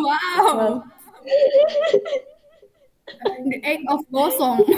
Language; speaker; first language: English; non-native, learner; Indonesian